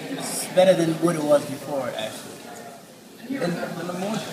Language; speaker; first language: English; early bilingual, other home language; Somali